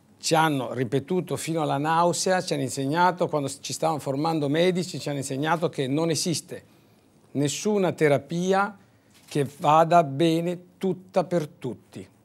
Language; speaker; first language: Italian; native; Italian